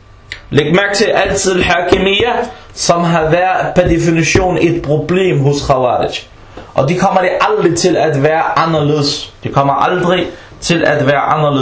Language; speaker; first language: Danish; early bilingual, other home language; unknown